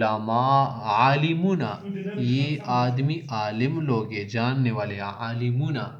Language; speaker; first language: Urdu; native; Urdu